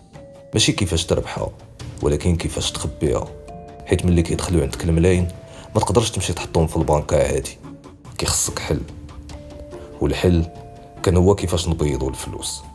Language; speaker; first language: Arabic; native; Arabic